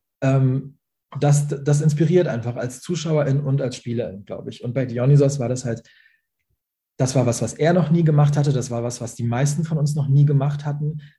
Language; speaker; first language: German; early bilingual, other home language; Persian